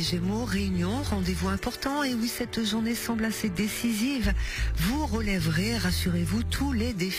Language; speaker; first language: French; native; French